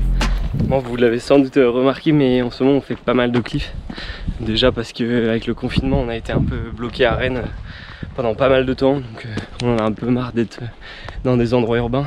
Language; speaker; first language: French; native; French